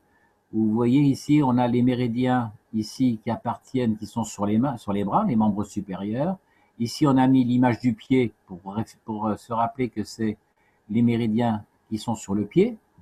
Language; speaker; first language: French; native; French